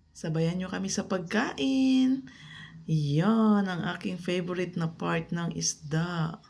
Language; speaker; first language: Filipino; non-native, local second language; Kinaray-a